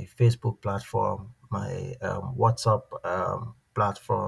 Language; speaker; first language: English; non-native, local second language; Yoruba